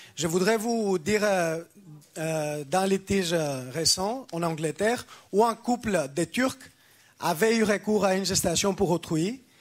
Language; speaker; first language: French; non-native, fluent; Greek